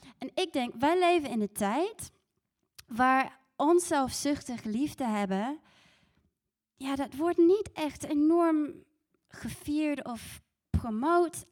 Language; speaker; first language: Dutch; non-native, fluent; English